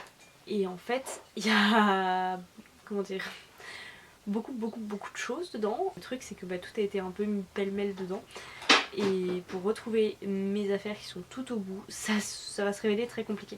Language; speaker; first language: French; native; French